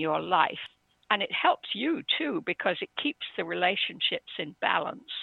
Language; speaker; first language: English; native; English